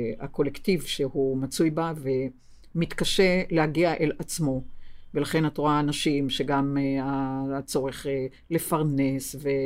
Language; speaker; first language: Hebrew; native; Hebrew